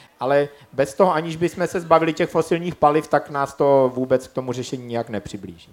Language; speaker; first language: Czech; native; Czech